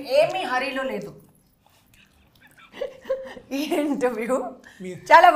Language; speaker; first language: Telugu; non-native, learner; Hindi